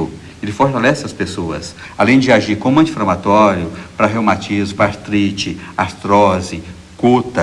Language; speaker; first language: Portuguese; native; Portuguese